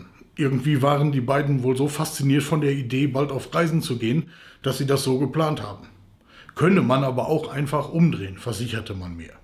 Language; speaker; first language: German; native; German